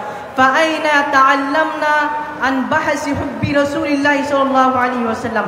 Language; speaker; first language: Arabic; non-native, learner; Bangla